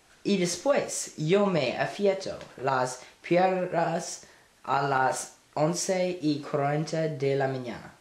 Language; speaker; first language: Spanish; non-native, learner; English